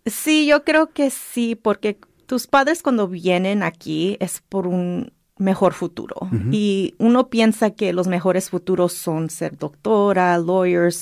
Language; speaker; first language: Spanish; early bilingual, heritage; Spanish